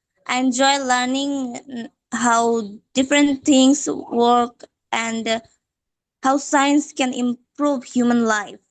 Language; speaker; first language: English; non-native, fluent; Bangla